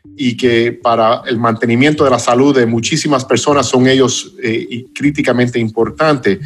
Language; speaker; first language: Spanish; non-native, fluent; English